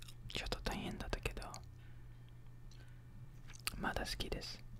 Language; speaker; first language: Japanese; non-native, learner; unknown